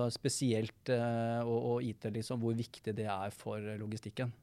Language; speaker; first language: Norwegian; native; Norwegian